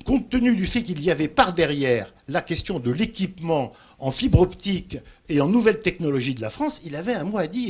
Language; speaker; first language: French; native; French